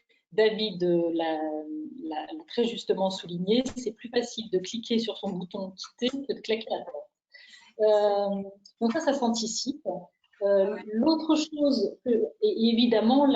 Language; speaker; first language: French; native; French